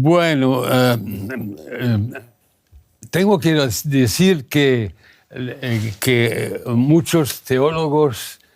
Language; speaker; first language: Spanish; non-native, fluent; German